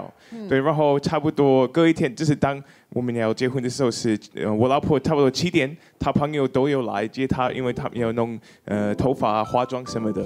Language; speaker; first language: Chinese; non-native, fluent; English